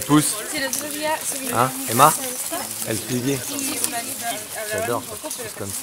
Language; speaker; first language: French; native; French